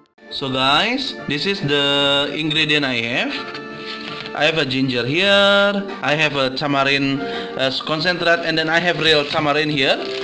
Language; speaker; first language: English; non-native, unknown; Indonesian